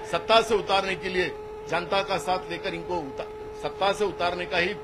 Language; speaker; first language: Hindi; non-native, local second language; Marathi